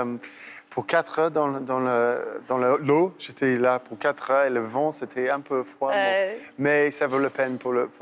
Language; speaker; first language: French; non-native, fluent; English